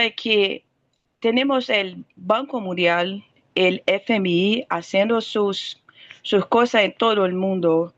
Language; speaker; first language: Spanish; non-native, fluent; Portuguese